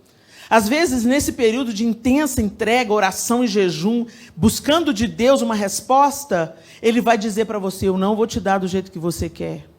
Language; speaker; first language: Portuguese; native; Portuguese